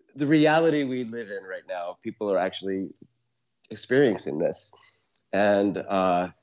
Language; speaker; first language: English; native; English